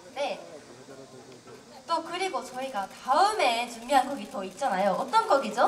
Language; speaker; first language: Korean; non-native, fluent; Japanese